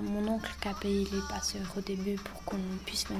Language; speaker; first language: French; early bilingual, other home language; Bosnian